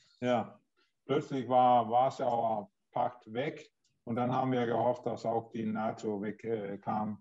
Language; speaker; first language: German; non-native, learner; Danish